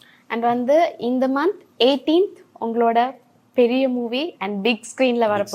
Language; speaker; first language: Tamil; native; Tamil